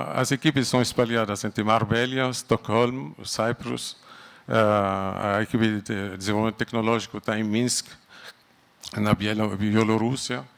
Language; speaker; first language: Portuguese; non-native, fluent; Arabic